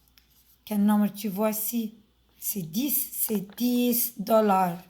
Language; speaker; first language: French; non-native, fluent; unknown